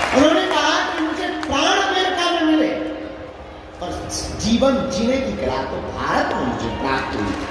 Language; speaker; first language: Hindi; native; Hindi